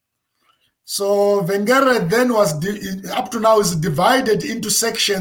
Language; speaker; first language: English; non-native, local second language; Shona